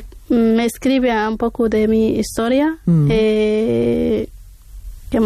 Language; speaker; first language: Spanish; non-native, learner; Arabic